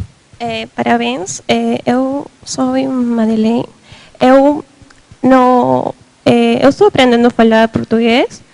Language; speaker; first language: Portuguese; non-native, learner; Spanish